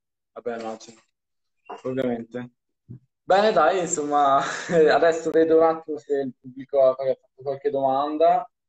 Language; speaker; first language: Italian; native; Italian